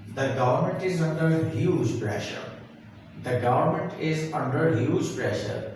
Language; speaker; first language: English; non-native, local second language; Urdu